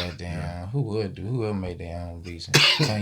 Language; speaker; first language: English; native; English